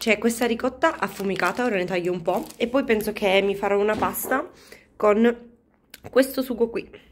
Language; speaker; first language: Italian; native; Italian